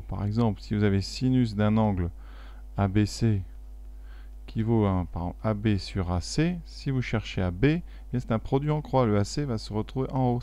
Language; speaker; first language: French; native; French